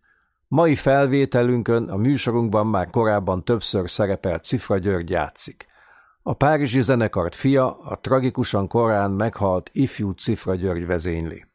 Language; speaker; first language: Hungarian; native; Hungarian